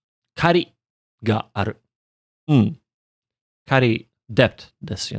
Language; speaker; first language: Japanese; non-native, learner; English